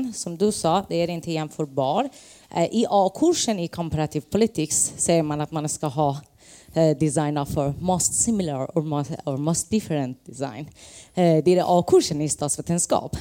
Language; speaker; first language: Swedish; non-native, fluent; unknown